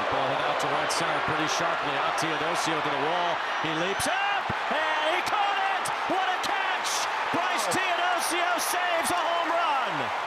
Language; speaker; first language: English; native; English